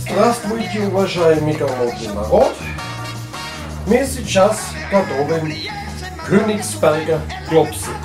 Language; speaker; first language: Russian; non-native, learner; German